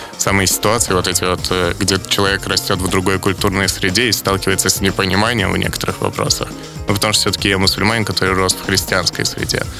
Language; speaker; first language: Russian; early bilingual, other home language; Azerbaijani